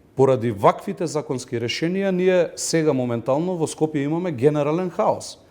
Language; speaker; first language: Macedonian; native; Macedonian